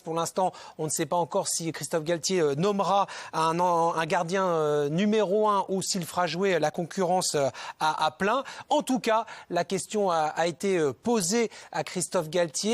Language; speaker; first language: French; native; French